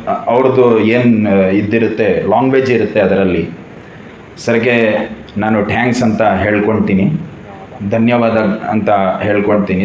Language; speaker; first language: Kannada; non-native, learner; Urdu